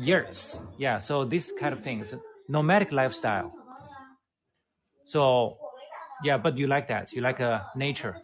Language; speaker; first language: English; non-native, fluent; Chinese